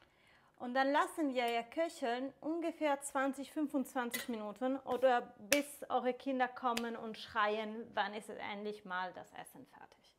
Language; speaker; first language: German; non-native, fluent; Italian